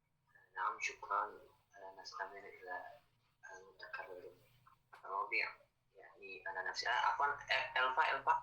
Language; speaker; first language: Arabic; non-native, learner; Indonesian